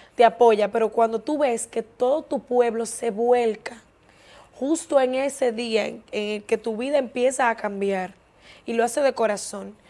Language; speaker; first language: Spanish; native; Spanish